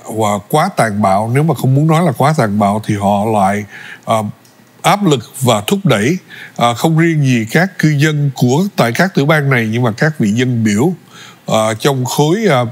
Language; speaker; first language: Vietnamese; early bilingual, other home language; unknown